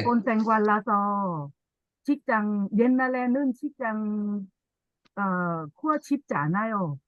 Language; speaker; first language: Korean; non-native, learner; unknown